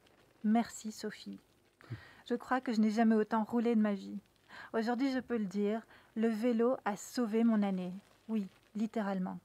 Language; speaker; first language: French; native; French